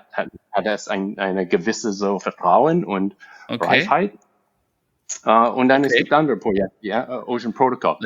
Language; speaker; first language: German; non-native, fluent; English